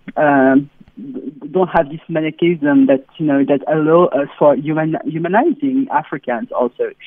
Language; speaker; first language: English; non-native, fluent; French